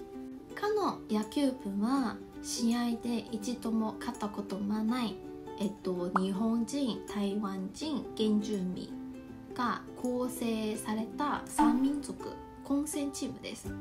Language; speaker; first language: Japanese; non-native, fluent; Chinese